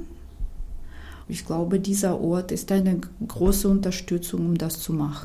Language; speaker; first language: German; non-native, fluent; Ukrainian